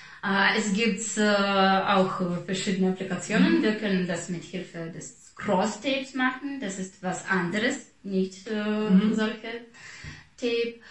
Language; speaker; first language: German; non-native, fluent; Russian